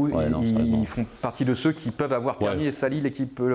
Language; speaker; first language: French; native; French